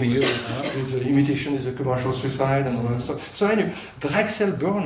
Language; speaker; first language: English; non-native, fluent; French